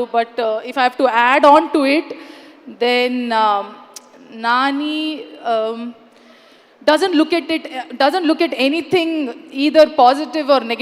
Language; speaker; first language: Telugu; non-native, learner; Kannada